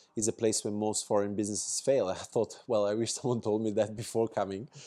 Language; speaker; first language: English; non-native, fluent; Serbian